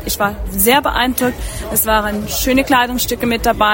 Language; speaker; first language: German; early bilingual, heritage; German